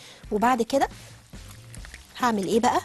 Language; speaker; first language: Arabic; native; Arabic